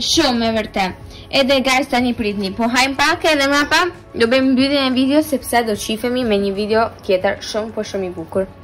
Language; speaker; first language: Albanian; early bilingual, heritage; Albanian